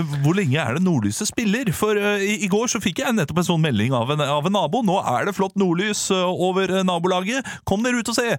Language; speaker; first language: Norwegian; native; Norwegian